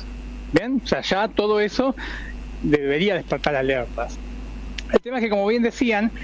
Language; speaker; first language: Spanish; native; Spanish